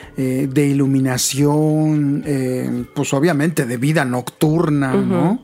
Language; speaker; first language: Spanish; native; Spanish